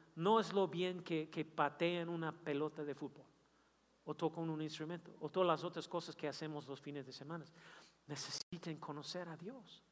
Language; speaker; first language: Spanish; non-native, fluent; English